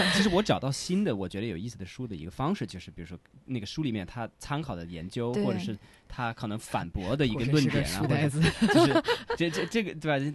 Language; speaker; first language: Chinese; non-native, fluent; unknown